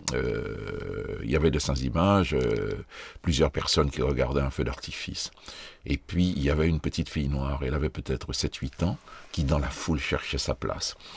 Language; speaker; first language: French; non-native, local second language; Haitian Creole